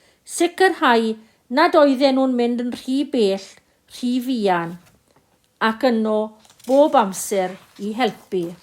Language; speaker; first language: Welsh; non-native, local second language; English